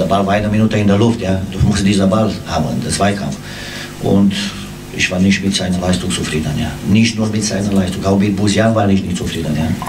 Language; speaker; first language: German; non-native, learner; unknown